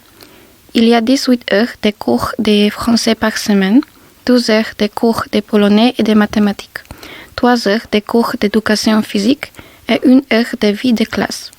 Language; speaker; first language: French; non-native, learner; Polish